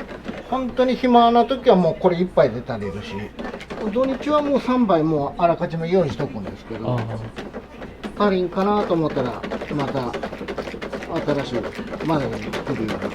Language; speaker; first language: Japanese; native; Japanese